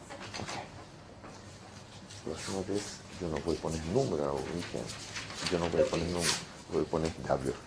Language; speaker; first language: Spanish; non-native, fluent; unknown